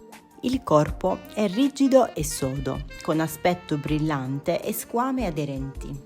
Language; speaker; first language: Italian; native; Italian